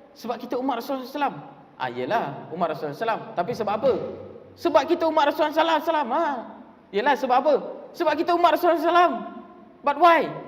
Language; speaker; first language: Malay; non-native, local second language; Tamil